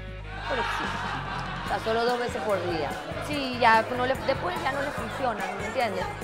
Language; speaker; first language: Spanish; native; Spanish